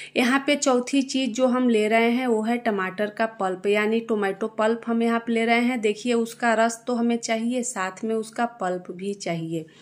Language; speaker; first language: Hindi; native; Hindi